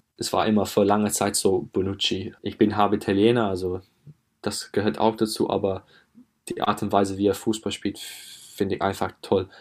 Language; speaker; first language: German; non-native, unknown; English